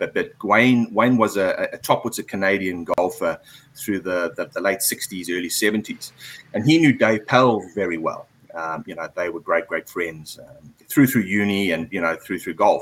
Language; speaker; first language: English; native; English